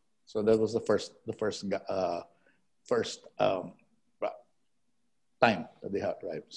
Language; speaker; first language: English; non-native, local second language; Filipino